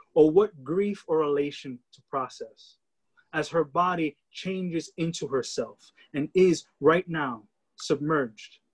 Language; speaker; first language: English; native; English